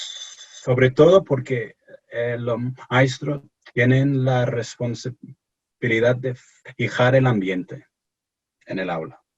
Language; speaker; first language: Spanish; non-native, fluent; English